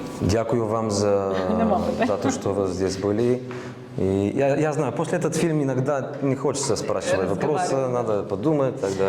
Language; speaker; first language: Russian; non-native, learner; Bulgarian